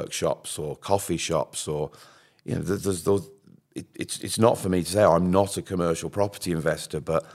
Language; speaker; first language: English; native; English